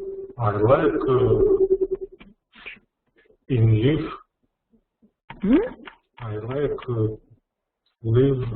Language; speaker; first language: English; non-native, learner; Russian